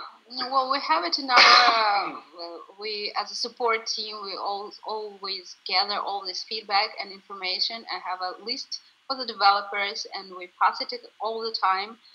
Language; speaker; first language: English; non-native, fluent; Russian